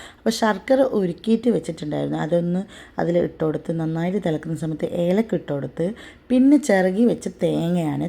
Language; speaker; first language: Malayalam; non-native, fluent; Tamil